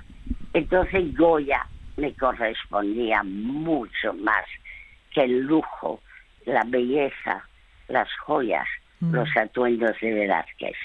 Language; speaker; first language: Spanish; early bilingual, other home language; French